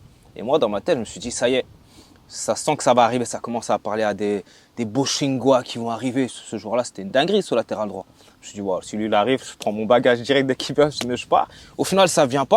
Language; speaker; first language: French; native; French